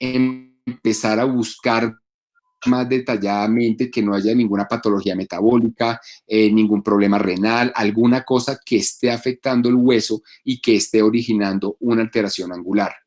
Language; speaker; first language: Spanish; native; Spanish